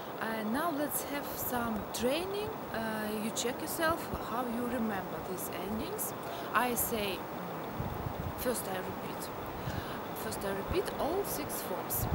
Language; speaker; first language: English; non-native, fluent; Russian